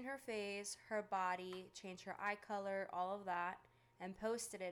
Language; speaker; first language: English; early bilingual, other home language; Greek